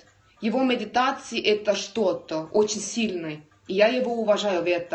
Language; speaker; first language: Russian; non-native, learner; Estonian